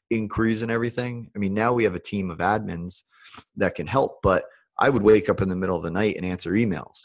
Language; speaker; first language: English; native; English